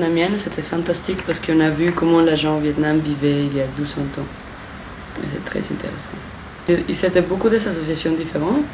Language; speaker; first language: French; non-native, fluent; Spanish